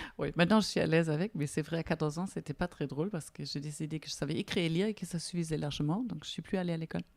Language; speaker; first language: French; non-native, fluent; German